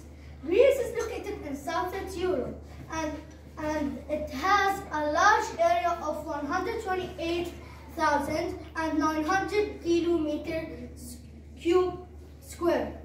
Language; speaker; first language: English; non-native, learner; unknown